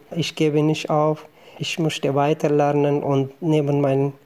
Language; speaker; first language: German; non-native, fluent; Persian